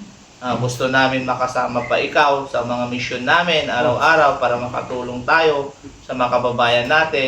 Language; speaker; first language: Filipino; native; Filipino